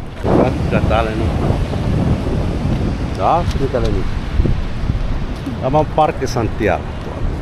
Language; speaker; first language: Finnish; non-native, learner; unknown